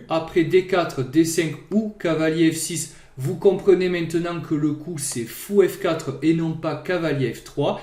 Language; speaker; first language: French; native; French